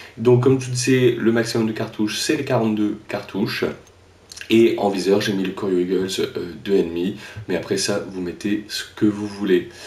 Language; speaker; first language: French; native; French